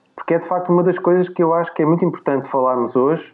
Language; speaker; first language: Portuguese; native; Portuguese